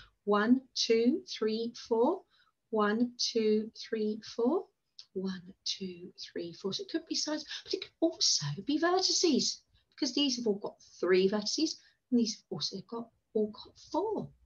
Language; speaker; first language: English; native; English